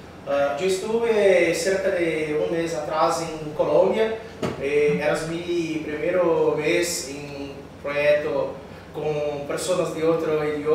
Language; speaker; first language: Spanish; non-native, learner; Portuguese